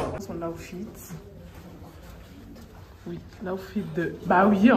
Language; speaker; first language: French; native; French